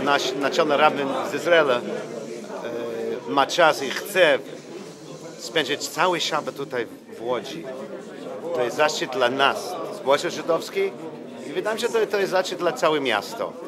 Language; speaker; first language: Polish; non-native, learner; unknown